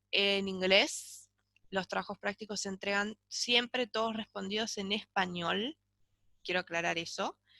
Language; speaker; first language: Spanish; native; Spanish